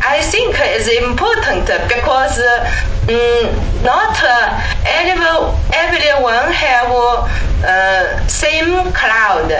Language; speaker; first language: English; non-native, learner; Chinese